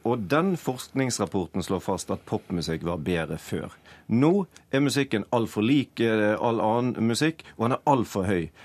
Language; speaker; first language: Norwegian; native; Norwegian